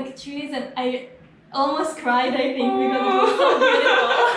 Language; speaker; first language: English; non-native, fluent; Hebrew